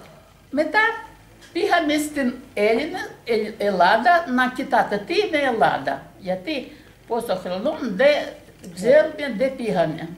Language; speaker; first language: Greek; non-native, learner; Russian